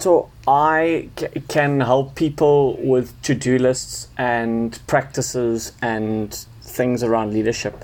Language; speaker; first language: English; native; English